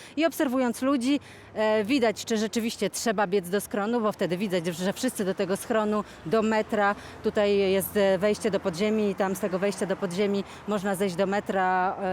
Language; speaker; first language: Polish; native; Polish